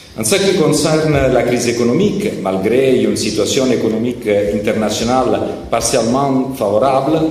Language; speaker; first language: French; non-native, learner; Italian